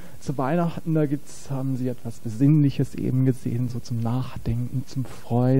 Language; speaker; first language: German; native; German